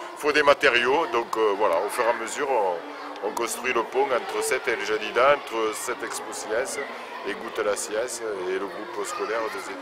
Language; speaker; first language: French; native; French